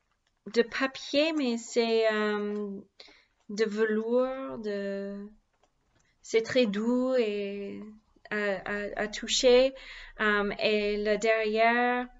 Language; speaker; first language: French; non-native, learner; English